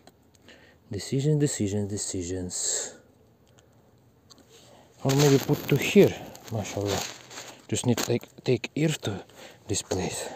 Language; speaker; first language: English; non-native, learner; Russian